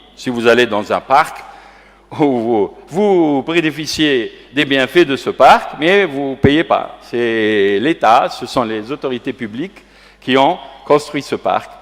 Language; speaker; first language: French; non-native, local second language; Arabic